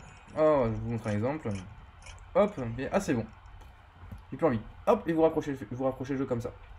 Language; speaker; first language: French; native; French